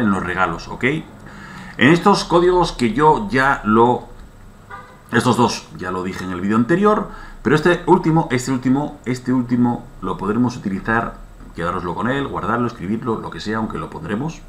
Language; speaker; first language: Spanish; native; Spanish